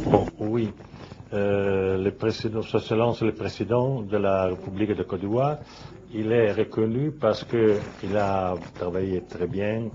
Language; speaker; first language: French; non-native, learner; Italian